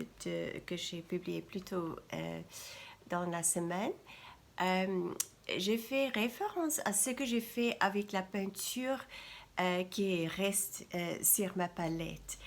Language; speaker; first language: French; non-native, fluent; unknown